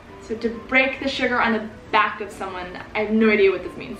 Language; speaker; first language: English; native; English